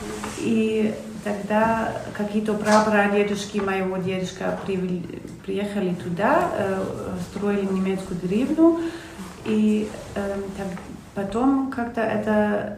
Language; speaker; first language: Russian; non-native, fluent; German